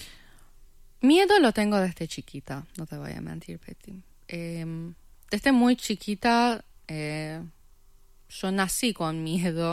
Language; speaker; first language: Spanish; non-native, fluent; Persian